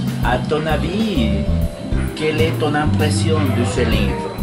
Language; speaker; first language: French; non-native, fluent; Spanish